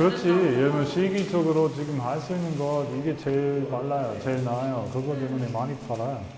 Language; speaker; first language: Korean; non-native, learner; German